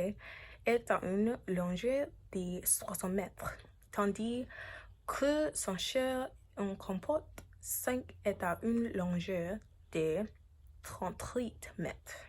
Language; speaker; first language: French; non-native, learner; English